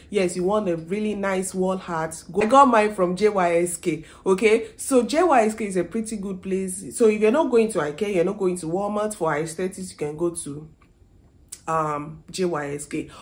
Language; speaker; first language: English; non-native, local second language; Yoruba